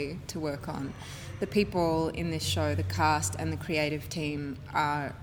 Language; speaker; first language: English; native; English